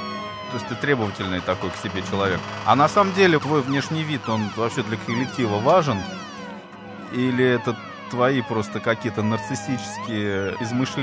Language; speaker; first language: Russian; native; Russian